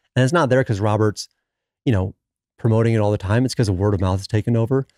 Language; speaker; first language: English; native; English